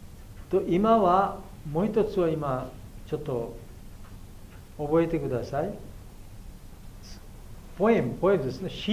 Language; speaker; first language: Japanese; non-native, fluent; Bangla